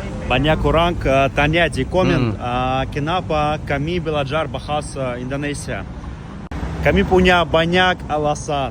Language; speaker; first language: Indonesian; non-native, learner; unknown